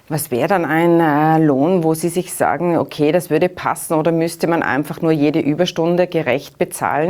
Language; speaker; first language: German; native; German